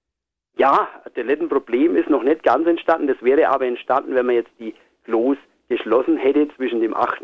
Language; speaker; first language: German; native; German